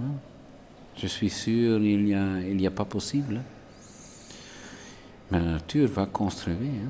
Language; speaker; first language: French; non-native, local second language; Dutch